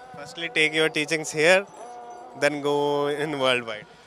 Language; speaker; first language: Punjabi; native; Punjabi